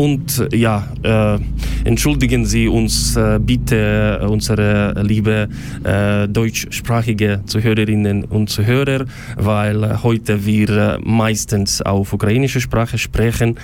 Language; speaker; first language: German; non-native, learner; Ukrainian